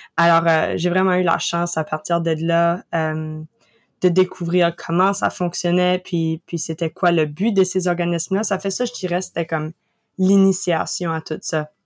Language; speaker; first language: French; native; French